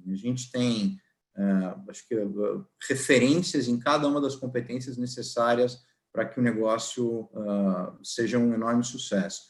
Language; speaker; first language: Portuguese; native; Portuguese